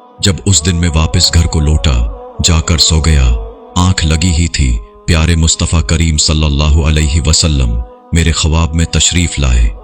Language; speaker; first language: Urdu; non-native, local second language; Punjabi